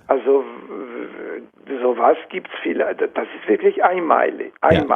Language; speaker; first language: German; non-native, fluent; Italian